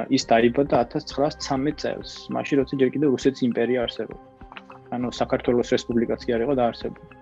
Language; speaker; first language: Georgian; native; Georgian